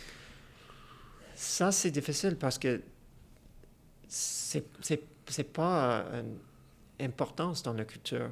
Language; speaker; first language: French; non-native, fluent; Persian